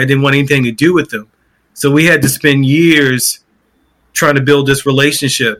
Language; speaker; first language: English; native; English